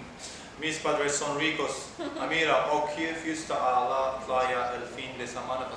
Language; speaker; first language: Spanish; non-native, learner; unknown